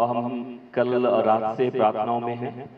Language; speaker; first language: Hindi; native; Hindi